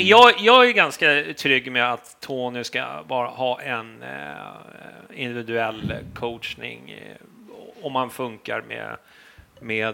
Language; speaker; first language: Swedish; native; Swedish